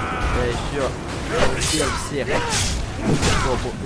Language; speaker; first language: Russian; non-native, local second language; Romanian